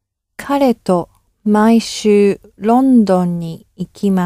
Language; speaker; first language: Japanese; non-native, learner; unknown